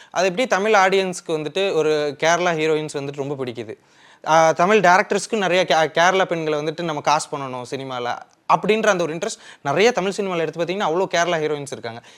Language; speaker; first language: Tamil; native; Tamil